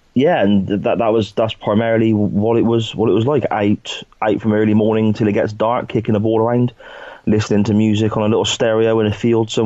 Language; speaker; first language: English; native; English